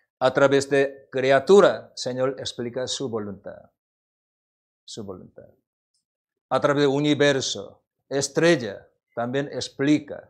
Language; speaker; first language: Spanish; non-native, learner; Korean